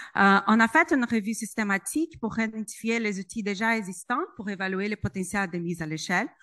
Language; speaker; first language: French; non-native, fluent; Portuguese